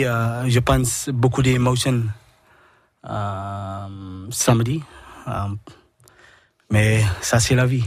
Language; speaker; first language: French; non-native, learner; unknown